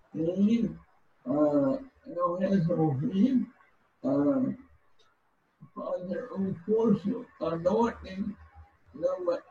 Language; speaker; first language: Portuguese; non-native, learner; English